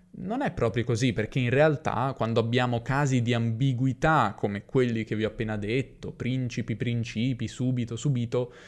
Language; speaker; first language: Italian; native; Italian